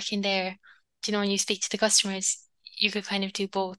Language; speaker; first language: English; non-native, local second language; Irish